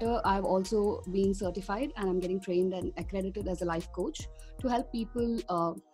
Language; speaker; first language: English; non-native, local second language; Tamil